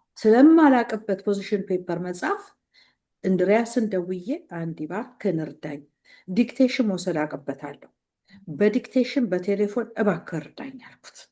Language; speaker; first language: Amharic; native; Amharic